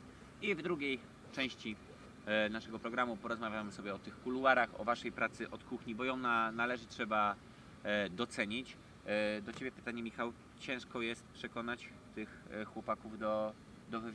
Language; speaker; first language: Polish; native; Polish